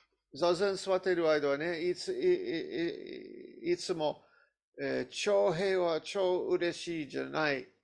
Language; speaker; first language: Japanese; non-native, learner; English